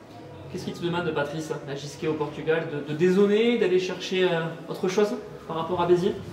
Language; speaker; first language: French; native; French